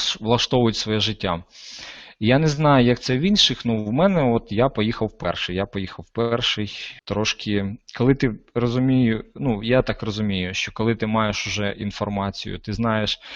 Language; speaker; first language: Ukrainian; non-native, local second language; Russian